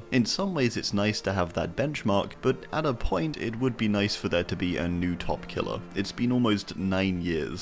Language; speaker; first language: English; native; English